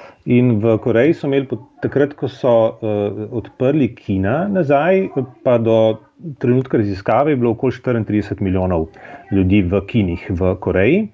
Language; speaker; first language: Slovenian; native; Slovenian